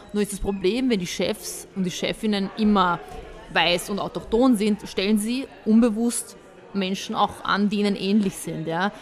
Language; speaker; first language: German; early bilingual, other home language; Bosnian